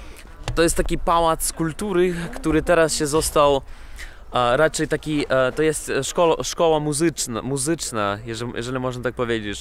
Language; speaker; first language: Polish; non-native, learner; Russian